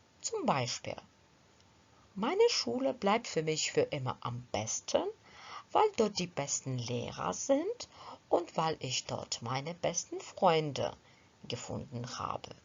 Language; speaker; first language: German; non-native, fluent; Ukrainian